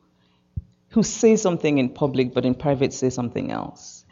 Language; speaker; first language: English; non-native, local second language; Igbo